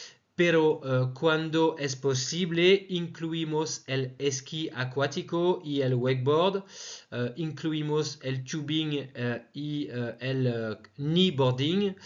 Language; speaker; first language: Spanish; non-native, fluent; French